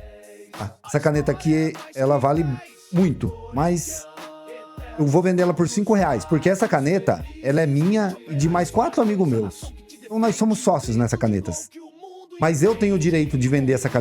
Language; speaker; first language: Portuguese; native; Portuguese